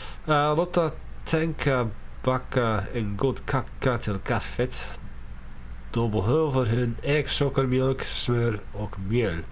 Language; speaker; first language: Swedish; non-native, learner; English